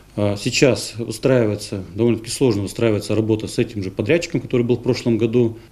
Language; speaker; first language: Russian; native; Russian